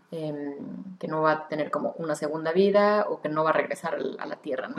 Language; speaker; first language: Spanish; native; Spanish